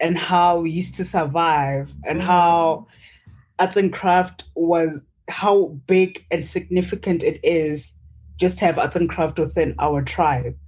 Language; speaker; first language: English; non-native, local second language; Northern Sotho